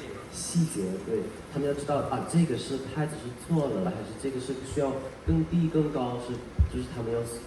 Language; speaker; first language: Chinese; non-native, learner; Thai